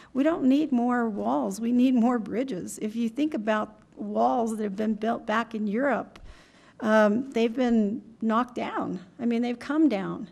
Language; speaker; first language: English; native; English